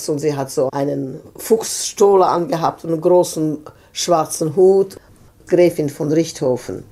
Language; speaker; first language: German; non-native, fluent; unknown